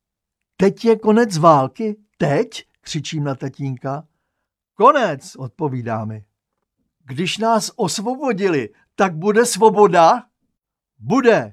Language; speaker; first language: Czech; native; Czech